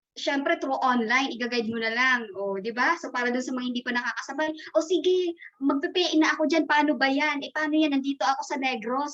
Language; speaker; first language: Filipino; non-native, local second language; Masbatenyo